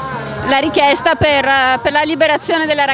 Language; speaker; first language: Italian; native; Italian